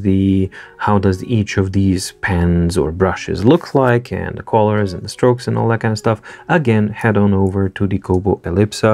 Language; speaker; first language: English; non-native, fluent; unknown